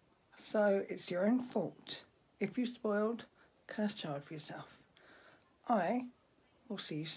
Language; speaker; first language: English; native; English